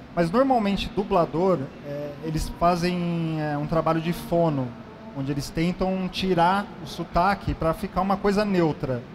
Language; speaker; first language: Portuguese; native; Portuguese